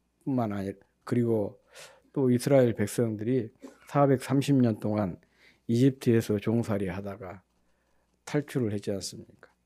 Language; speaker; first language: Korean; native; Korean